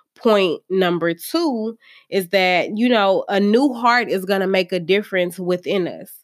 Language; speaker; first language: English; native; English